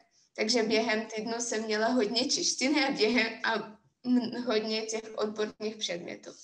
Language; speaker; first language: Czech; non-native, fluent; Russian